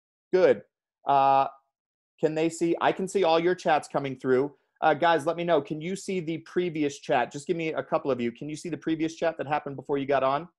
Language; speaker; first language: English; native; English